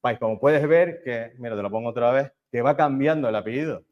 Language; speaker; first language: Spanish; native; Spanish